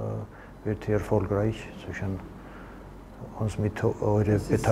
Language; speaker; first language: German; non-native, learner; Georgian